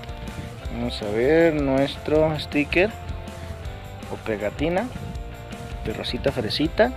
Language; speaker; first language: Spanish; native; Spanish